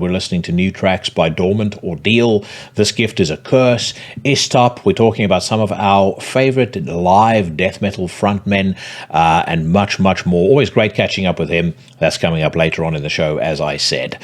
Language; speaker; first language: English; native; English